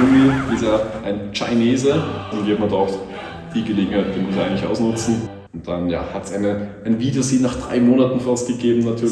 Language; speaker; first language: German; native; German